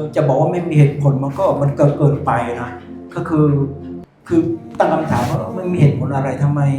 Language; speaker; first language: Thai; non-native, local second language; Pattani Malay